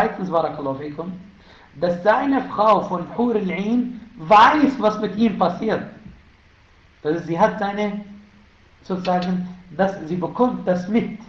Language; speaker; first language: German; non-native, fluent; Arabic